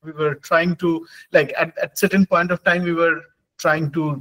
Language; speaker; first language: English; non-native, local second language; Bangla